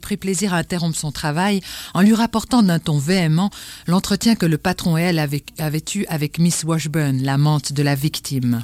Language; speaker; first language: French; native; French